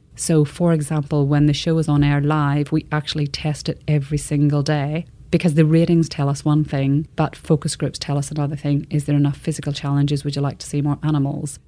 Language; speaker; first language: English; native; English